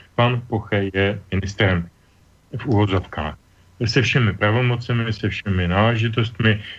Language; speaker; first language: Czech; native; Czech